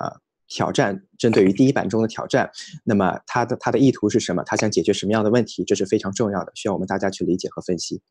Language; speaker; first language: Chinese; native; Chinese